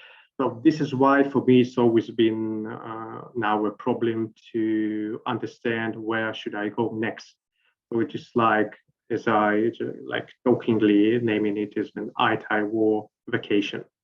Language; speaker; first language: English; non-native, fluent; Russian